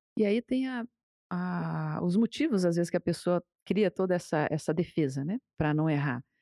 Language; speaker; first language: Portuguese; native; Portuguese